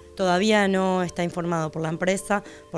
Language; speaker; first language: Spanish; native; Spanish